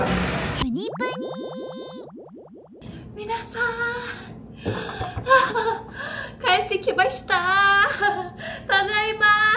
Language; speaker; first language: Japanese; native; Japanese